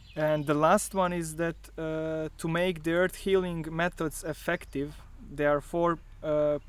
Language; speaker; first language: English; non-native, fluent; Croatian